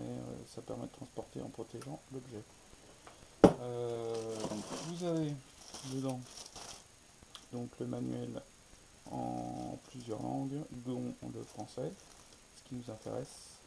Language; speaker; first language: French; native; French